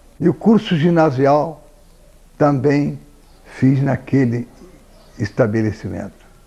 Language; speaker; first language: Portuguese; native; Portuguese